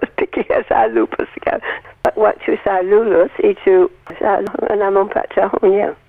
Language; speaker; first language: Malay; non-native, learner; English